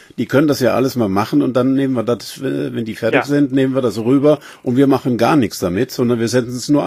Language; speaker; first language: German; native; German